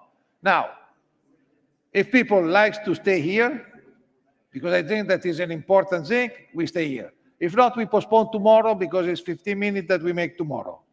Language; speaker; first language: English; non-native, learner; Italian